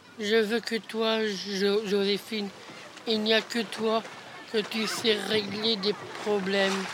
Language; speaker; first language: French; native; French